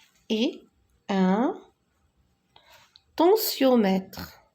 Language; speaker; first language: French; non-native, local second language; Arabic